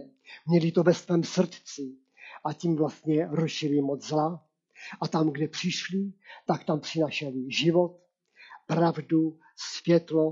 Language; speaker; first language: Czech; non-native, local second language; Polish